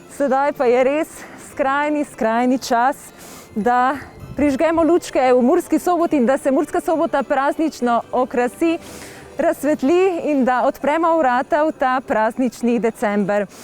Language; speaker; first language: Slovenian; native; Slovenian